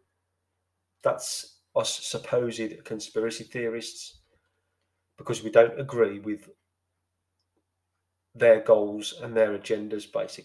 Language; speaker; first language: English; native; English